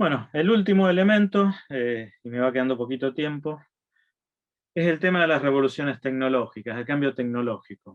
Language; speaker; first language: Spanish; native; Spanish